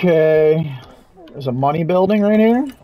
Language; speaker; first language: English; native; English